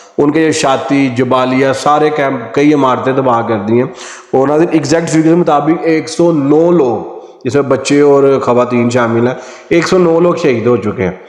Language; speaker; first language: Urdu; non-native, local second language; Punjabi